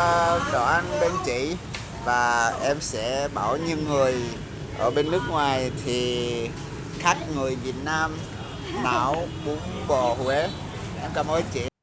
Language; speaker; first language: Vietnamese; non-native, fluent; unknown